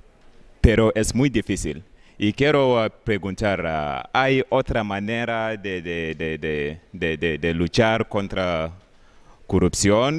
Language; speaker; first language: Spanish; non-native, learner; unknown